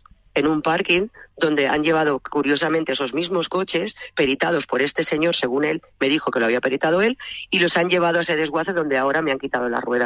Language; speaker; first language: Spanish; native; Spanish